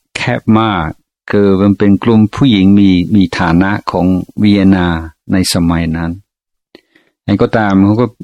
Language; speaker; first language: Thai; non-native, fluent; English